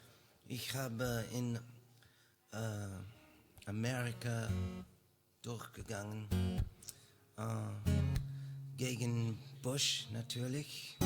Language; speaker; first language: German; non-native, learner; English